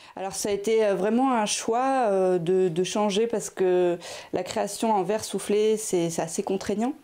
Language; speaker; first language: French; native; French